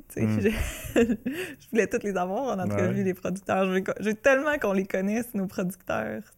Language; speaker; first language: French; native; French